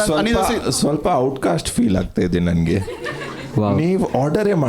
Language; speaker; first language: Kannada; non-native, local second language; Punjabi